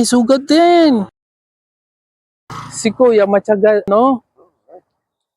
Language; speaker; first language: Filipino; non-native, learner; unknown